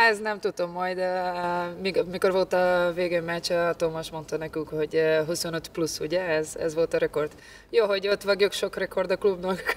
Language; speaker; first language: Hungarian; non-native, fluent; Portuguese